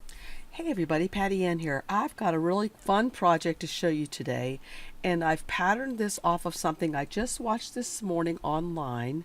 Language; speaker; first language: English; native; English